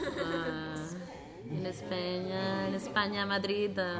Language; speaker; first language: French; non-native, learner; Spanish